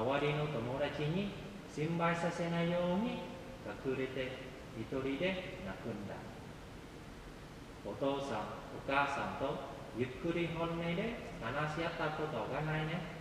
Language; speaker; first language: Japanese; non-native, fluent; Vietnamese